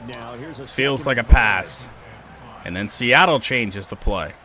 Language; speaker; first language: English; native; English